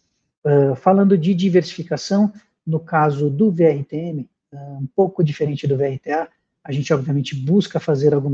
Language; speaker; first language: Portuguese; native; Portuguese